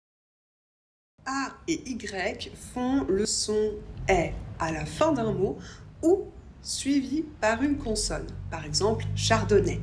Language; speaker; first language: French; native; French